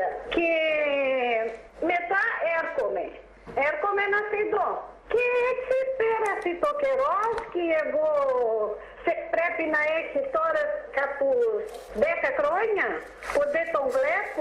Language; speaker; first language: Greek; non-native, fluent; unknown